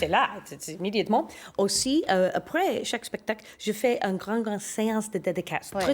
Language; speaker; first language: French; non-native, learner; English